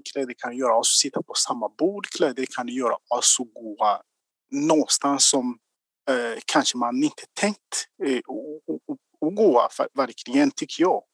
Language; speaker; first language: Swedish; non-native, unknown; Kinyarwanda